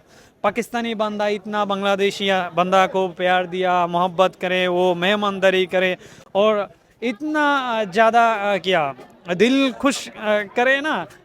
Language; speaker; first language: Hindi; non-native, learner; Bangla